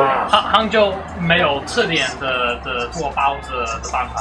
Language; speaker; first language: Chinese; non-native, learner; English